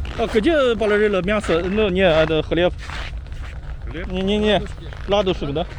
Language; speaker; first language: Russian; non-native, learner; Chinese